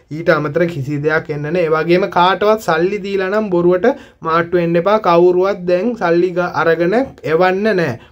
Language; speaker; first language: Sinhala; native; Sinhala